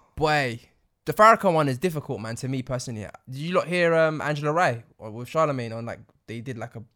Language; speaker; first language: English; native; English